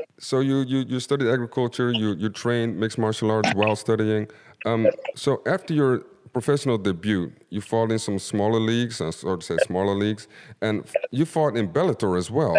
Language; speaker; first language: English; non-native, fluent; Dutch